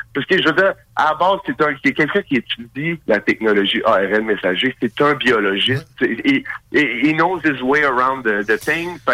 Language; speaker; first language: French; native; French